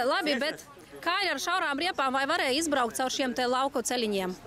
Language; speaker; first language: Latvian; native; Latvian